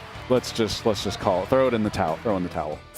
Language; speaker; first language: English; native; English